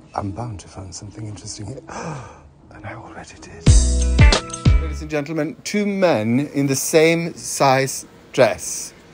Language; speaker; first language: English; non-native, fluent; Swedish